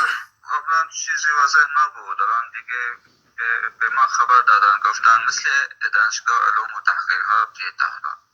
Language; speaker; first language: Persian; non-native, fluent; Arabic